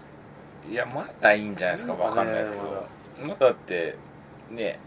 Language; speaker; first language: Japanese; native; Japanese